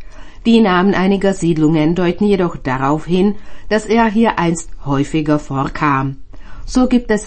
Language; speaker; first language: German; native; German